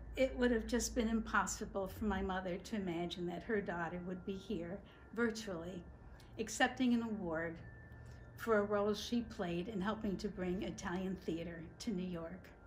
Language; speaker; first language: English; native; English